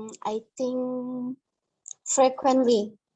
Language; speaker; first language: English; non-native, learner; Indonesian